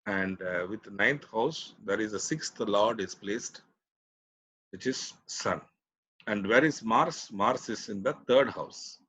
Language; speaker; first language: English; non-native, local second language; Tamil